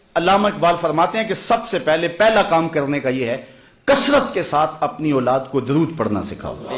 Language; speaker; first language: Urdu; non-native, local second language; Punjabi